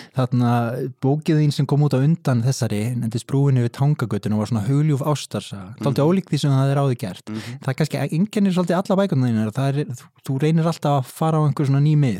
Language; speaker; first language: Icelandic; native; Icelandic